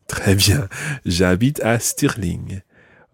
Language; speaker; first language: French; non-native, fluent; English